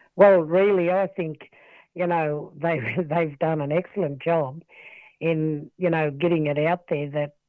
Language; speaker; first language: English; native; English